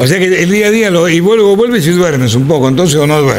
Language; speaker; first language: Spanish; native; Spanish